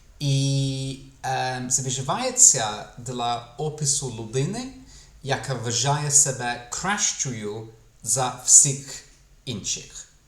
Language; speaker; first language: Ukrainian; non-native, fluent; English